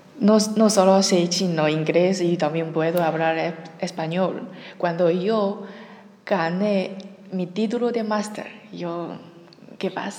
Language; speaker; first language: Spanish; non-native, learner; Chinese